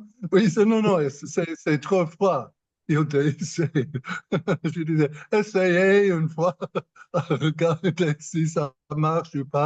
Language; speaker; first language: French; non-native, fluent; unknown